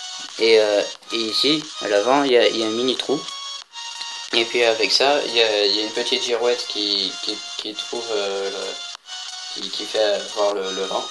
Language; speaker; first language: French; native; French